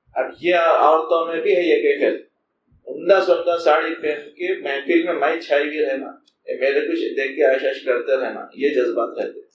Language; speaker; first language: Urdu; native; Urdu